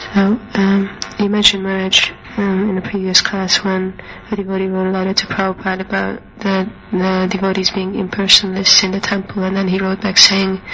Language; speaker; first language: English; non-native, fluent; Hungarian